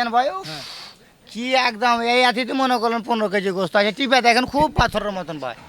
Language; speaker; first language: Bangla; native; Bangla